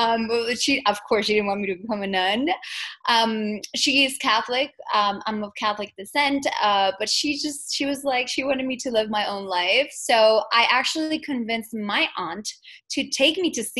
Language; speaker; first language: English; native; English